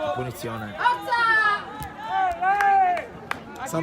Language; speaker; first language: Italian; native; Italian